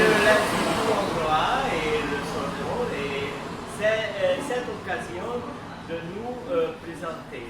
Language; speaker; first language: French; non-native, learner; Hungarian